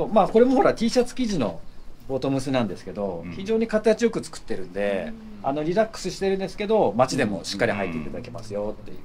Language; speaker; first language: Japanese; native; Japanese